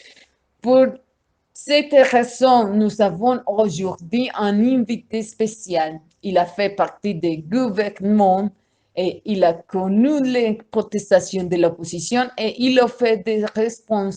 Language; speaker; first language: French; non-native, learner; Spanish